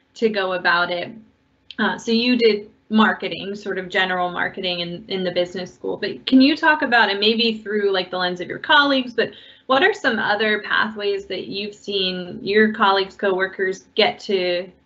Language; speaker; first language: English; native; English